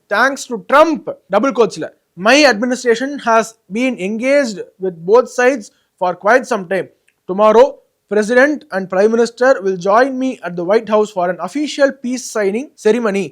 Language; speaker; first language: English; non-native, local second language; Tamil